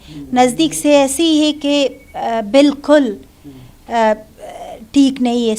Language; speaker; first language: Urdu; non-native, fluent; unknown